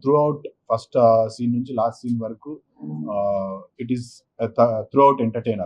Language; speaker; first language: Telugu; native; Telugu